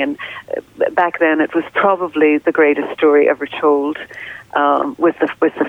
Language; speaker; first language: English; native; English